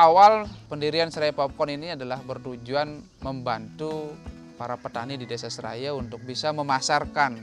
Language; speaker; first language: Indonesian; non-native, local second language; Balinese